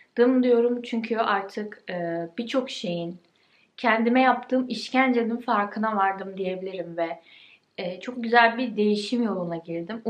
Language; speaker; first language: Turkish; early bilingual, heritage; Turkish